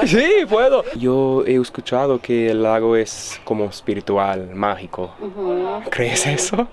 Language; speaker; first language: Spanish; non-native, fluent; English